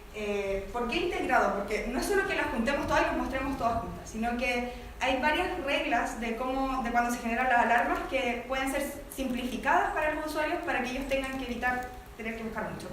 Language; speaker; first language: Spanish; native; Spanish